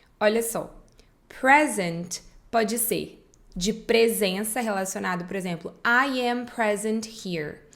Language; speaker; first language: Portuguese; native; Portuguese